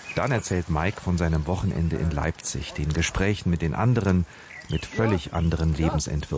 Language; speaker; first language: German; native; German